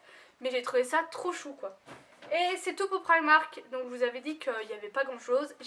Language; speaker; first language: French; native; French